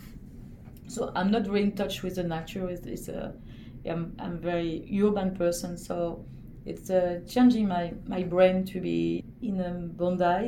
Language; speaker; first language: English; non-native, fluent; French